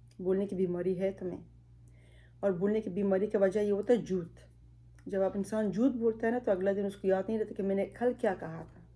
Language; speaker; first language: Urdu; non-native, fluent; Pashto